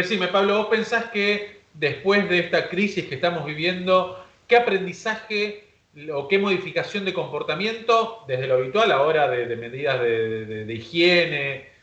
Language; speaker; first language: Spanish; native; Spanish